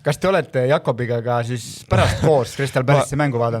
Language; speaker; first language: Estonian; native; Estonian